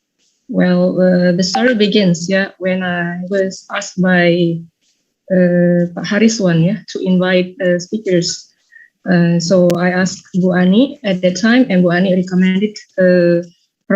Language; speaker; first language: English; non-native, fluent; Indonesian